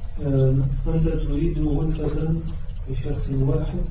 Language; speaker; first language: Arabic; non-native, learner; French